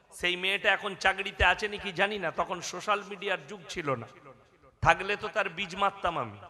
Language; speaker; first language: Bangla; native; Bangla